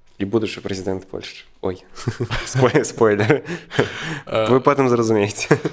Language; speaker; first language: Belarusian; native; Belarusian